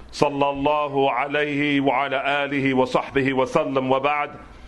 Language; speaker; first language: Arabic; non-native, fluent; English